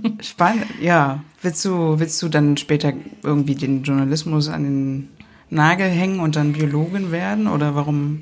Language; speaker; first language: German; native; German